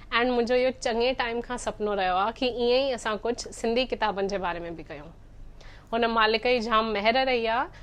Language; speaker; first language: Sindhi; early bilingual, heritage; Sindhi